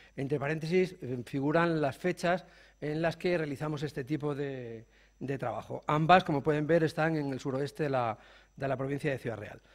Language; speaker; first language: Spanish; native; Spanish